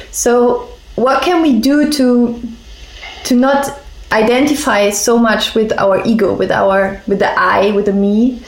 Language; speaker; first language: English; non-native, fluent; German